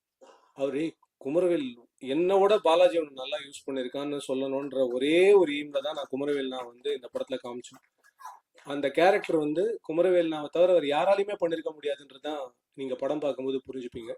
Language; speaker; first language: Tamil; native; Tamil